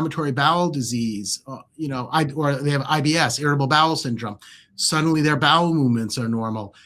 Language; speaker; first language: English; native; English